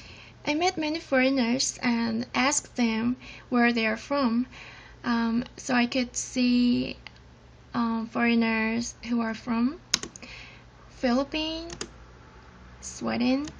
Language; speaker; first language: English; non-native, fluent; Korean